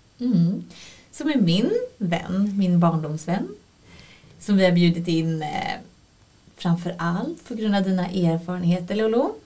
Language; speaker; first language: Swedish; native; Swedish